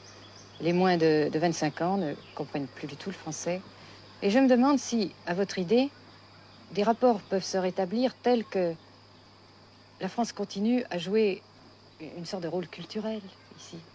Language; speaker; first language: French; native; French